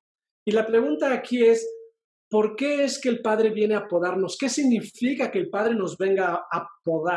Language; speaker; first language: Spanish; native; Spanish